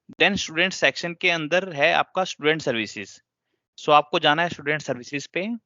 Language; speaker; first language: Hindi; native; Hindi